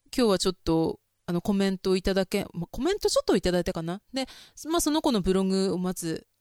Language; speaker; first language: Japanese; native; Japanese